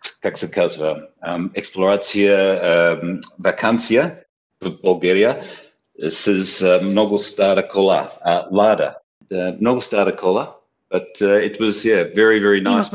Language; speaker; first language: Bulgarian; non-native, learner; English